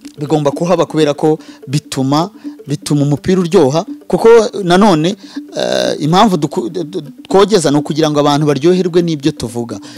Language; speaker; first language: Kinyarwanda; native; Kinyarwanda